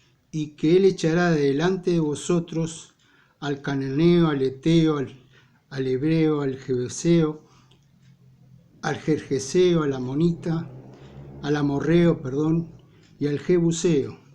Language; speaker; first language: Spanish; native; Spanish